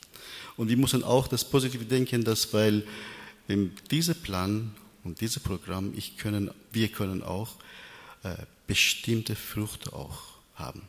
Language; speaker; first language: German; non-native, learner; Persian